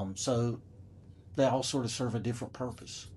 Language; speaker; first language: English; native; English